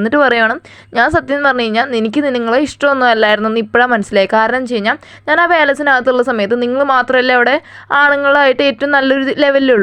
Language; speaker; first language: Malayalam; native; Malayalam